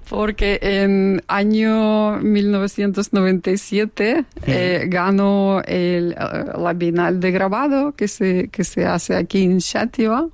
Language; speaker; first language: Spanish; non-native, fluent; Russian